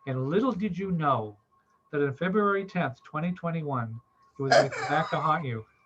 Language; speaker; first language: English; native; English